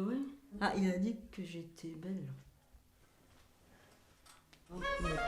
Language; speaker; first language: French; native; French